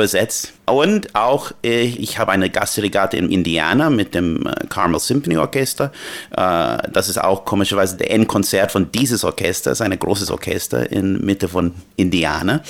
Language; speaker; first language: German; non-native, fluent; English